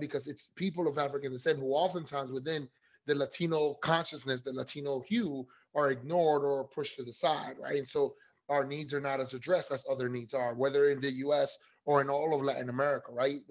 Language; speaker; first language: English; early bilingual, other home language; Spanish